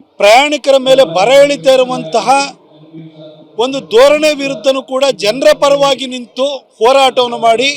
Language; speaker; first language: Kannada; native; Kannada